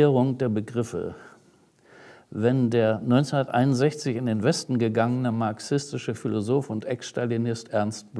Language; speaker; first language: German; native; German